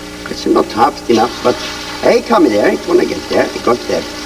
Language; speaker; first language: English; non-native, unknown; Italian